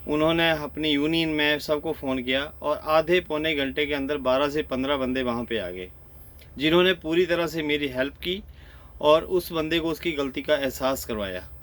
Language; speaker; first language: Hindi; native; Hindi